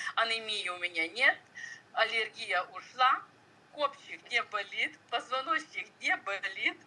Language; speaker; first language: Russian; non-native, local second language; Ukrainian